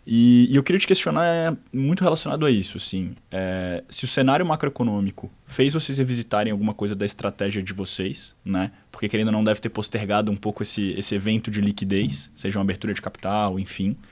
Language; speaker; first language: Portuguese; native; Portuguese